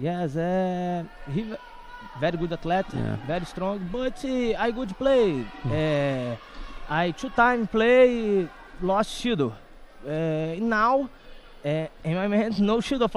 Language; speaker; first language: English; non-native, learner; Portuguese